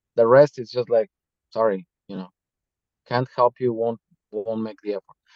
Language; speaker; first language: English; non-native, fluent; Spanish